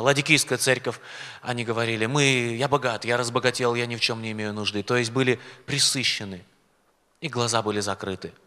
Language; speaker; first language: Russian; native; Russian